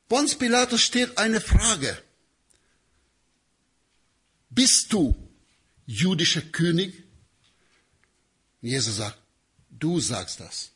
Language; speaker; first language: German; non-native, learner; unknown